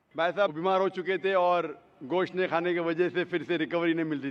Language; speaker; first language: Hindi; native; Hindi